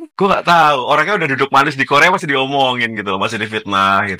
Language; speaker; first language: Indonesian; native; Indonesian